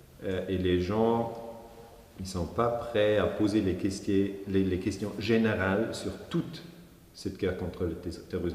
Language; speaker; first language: French; non-native, local second language; German